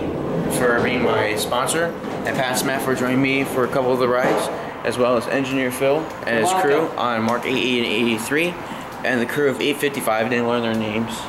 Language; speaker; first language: English; native; English